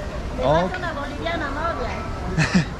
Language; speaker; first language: Spanish; native; Spanish